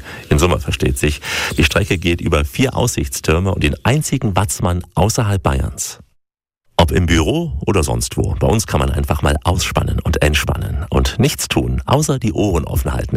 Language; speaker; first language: German; native; German